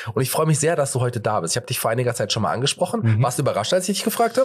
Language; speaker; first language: German; native; German